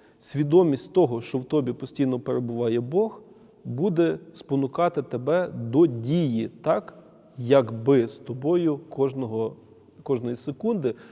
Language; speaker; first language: Ukrainian; native; Ukrainian